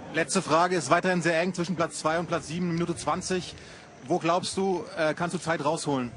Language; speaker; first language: German; native; German